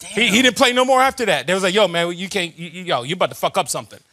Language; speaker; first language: English; native; English